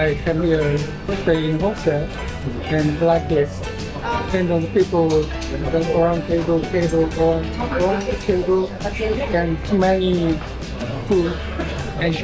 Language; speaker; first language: English; non-native, learner; Korean